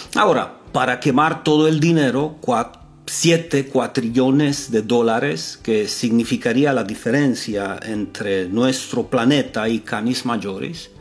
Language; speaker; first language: Spanish; non-native, fluent; Romanian